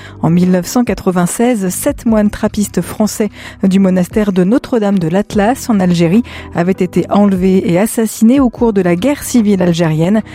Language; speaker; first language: French; native; French